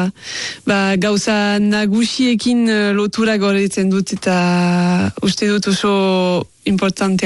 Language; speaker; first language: Basque; non-native, local second language; French